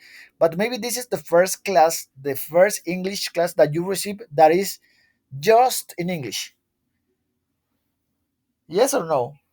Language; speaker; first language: English; non-native, learner; Spanish